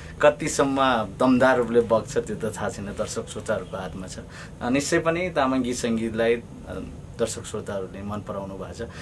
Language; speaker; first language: Nepali; non-native, local second language; Eastern Tamang